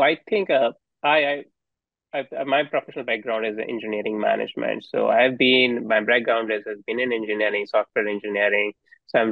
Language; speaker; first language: English; non-native, local second language; Hindi